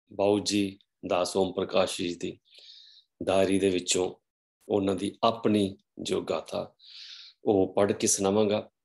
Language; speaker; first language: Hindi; non-native, local second language; Punjabi